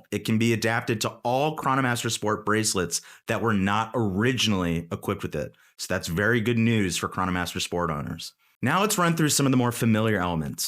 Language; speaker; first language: English; native; English